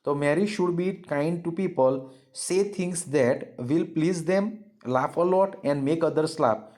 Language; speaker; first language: English; non-native, local second language; Gujarati